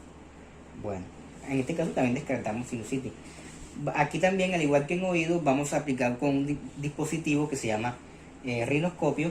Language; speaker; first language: Spanish; native; Spanish